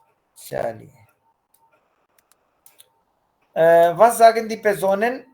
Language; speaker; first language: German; non-native, fluent; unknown